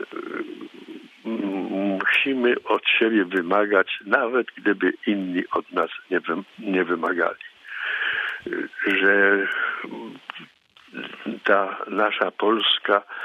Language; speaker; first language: Polish; native; Polish